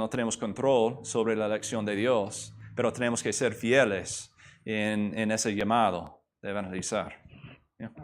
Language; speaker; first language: Spanish; non-native, fluent; English